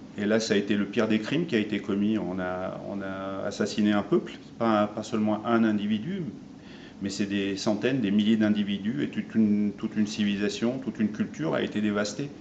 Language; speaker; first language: French; early bilingual, other home language; Armenian